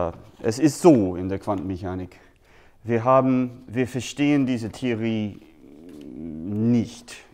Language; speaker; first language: German; non-native, fluent; English